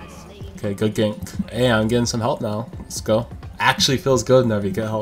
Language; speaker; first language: English; native; English